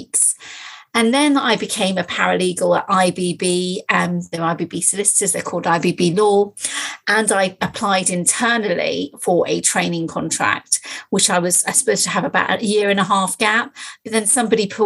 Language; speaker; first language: English; native; English